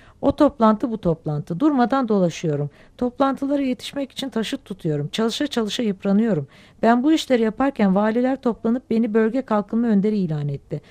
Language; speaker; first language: Turkish; native; Turkish